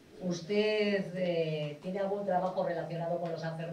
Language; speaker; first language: Spanish; native; Spanish